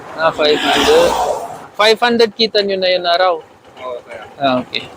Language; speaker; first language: Filipino; non-native, learner; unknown